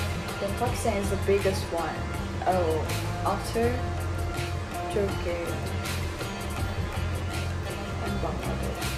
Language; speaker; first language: English; non-native, fluent; Urdu